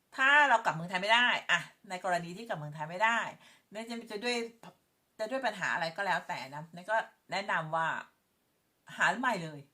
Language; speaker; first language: Thai; native; Thai